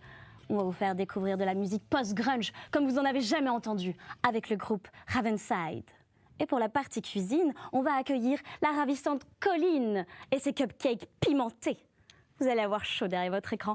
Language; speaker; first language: French; native; French